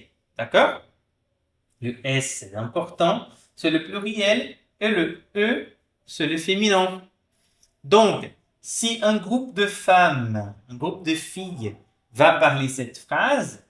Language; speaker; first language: French; non-native, fluent; Portuguese